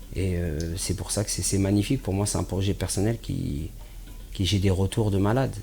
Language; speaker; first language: French; native; French